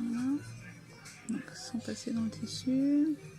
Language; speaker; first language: French; native; French